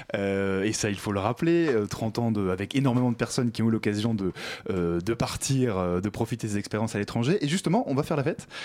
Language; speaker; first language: French; native; French